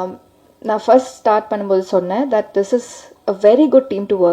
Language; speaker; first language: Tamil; non-native, learner; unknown